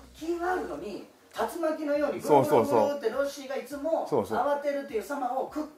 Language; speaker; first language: Japanese; native; Japanese